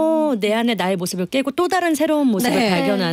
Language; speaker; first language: Korean; native; Korean